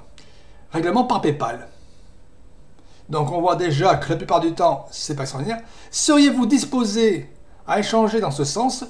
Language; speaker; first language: French; native; French